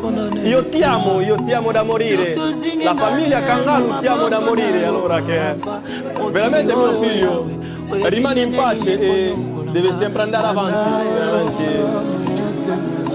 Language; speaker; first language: Italian; non-native, fluent; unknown